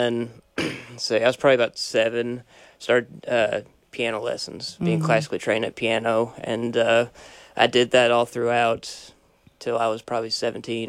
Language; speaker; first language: English; native; English